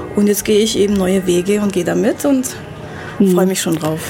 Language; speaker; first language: German; native; German